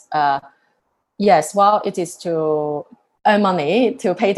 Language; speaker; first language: English; non-native, local second language; Cantonese